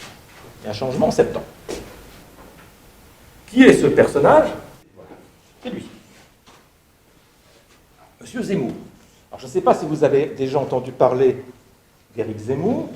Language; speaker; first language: French; native; French